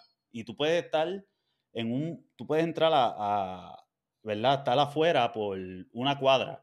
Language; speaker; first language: Spanish; native; Spanish